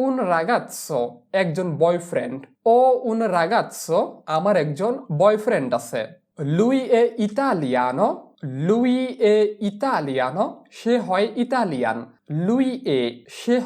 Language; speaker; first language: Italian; non-native, fluent; Bangla